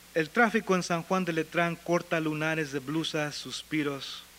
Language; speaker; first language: Spanish; early bilingual, heritage; Spanish